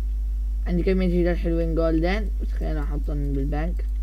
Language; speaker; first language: Arabic; native; Arabic